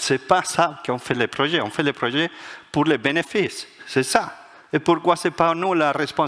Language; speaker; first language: French; non-native, fluent; Spanish